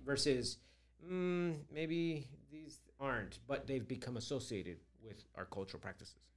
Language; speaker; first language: English; early bilingual, other home language; Spanish